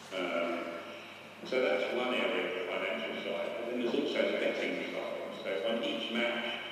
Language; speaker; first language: English; native; English